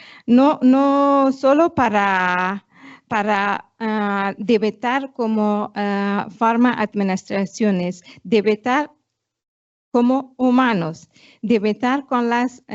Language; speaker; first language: Spanish; non-native, fluent; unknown